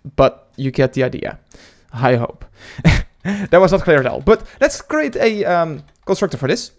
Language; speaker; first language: English; non-native, fluent; Dutch